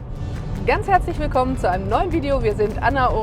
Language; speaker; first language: German; native; German